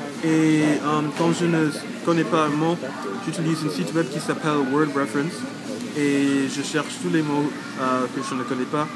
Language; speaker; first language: French; non-native, learner; English